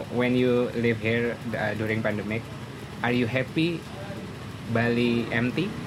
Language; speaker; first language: English; non-native, learner; Indonesian